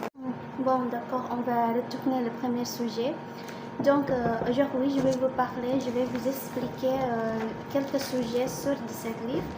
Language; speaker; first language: French; non-native, learner; Indonesian